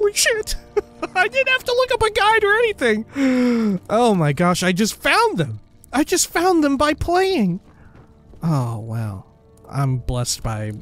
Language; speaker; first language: English; native; English